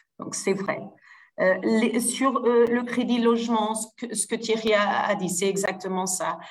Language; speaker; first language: French; non-native, fluent; Portuguese